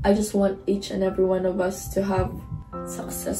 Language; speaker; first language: English; non-native, local second language; Filipino